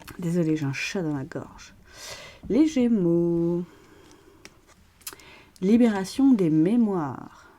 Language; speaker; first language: French; native; French